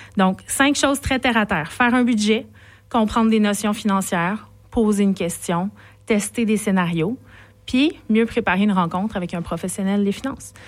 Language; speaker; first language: French; native; French